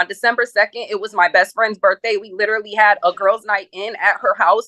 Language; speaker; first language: English; native; English